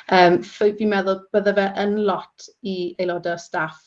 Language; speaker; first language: Welsh; native; Welsh